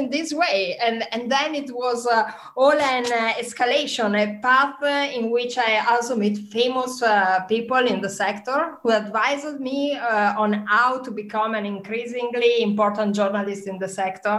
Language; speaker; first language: English; non-native, fluent; Italian